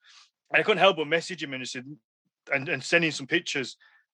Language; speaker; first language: English; native; English